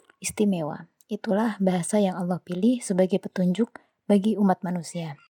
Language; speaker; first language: Indonesian; non-native, local second language; Javanese